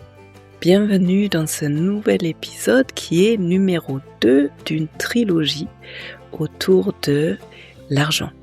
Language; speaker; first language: French; native; French